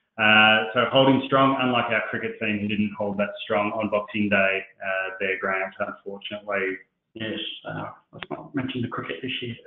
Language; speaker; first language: English; native; English